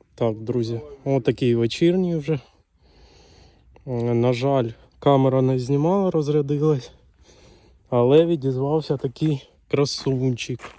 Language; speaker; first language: Ukrainian; non-native, local second language; Russian